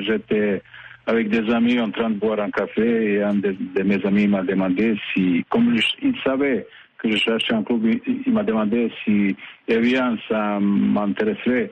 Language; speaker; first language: French; non-native, fluent; Bosnian